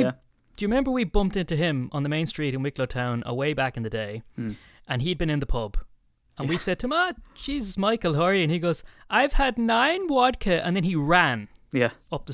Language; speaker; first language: English; native; English